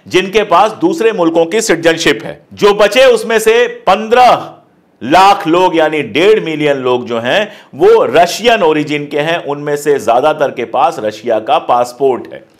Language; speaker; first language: Hindi; native; Hindi